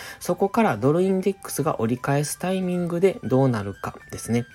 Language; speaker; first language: Japanese; native; Japanese